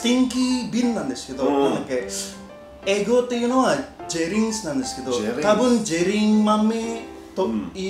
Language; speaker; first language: Japanese; non-native, learner; Indonesian